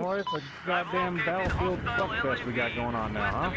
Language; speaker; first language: English; native; English